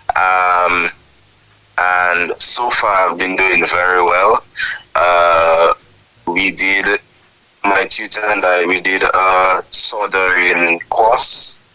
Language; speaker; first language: English; native; English